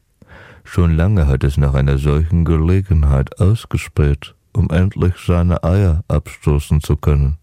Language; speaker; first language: German; native; German